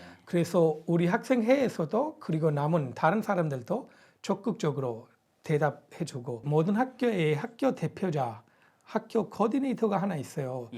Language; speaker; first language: Korean; non-native, fluent; Punjabi